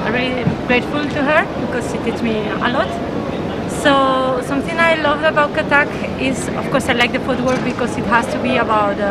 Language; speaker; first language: English; non-native, learner; Spanish